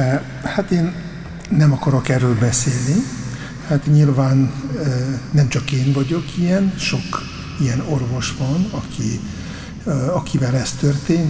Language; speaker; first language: Hungarian; non-native, fluent; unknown